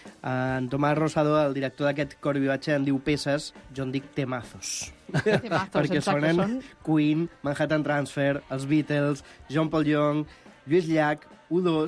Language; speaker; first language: Catalan; native; Catalan